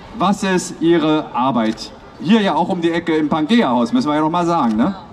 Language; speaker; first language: German; native; German